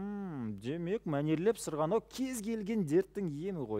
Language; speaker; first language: Kazakh; native; Kazakh